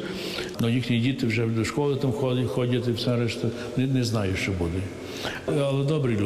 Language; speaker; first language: Ukrainian; early bilingual, heritage; English